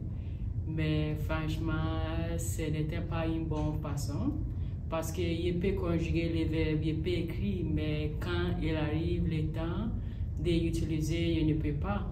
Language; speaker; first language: French; non-native, learner; English